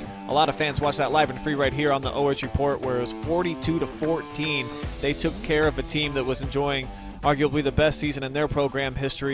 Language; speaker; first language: English; native; English